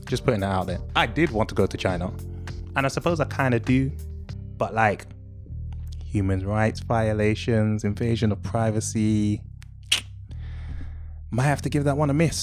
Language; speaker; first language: English; native; English